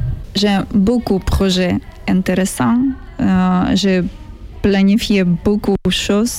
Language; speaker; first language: French; non-native, learner; Ukrainian